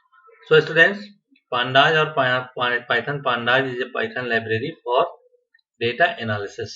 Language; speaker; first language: Hindi; native; Hindi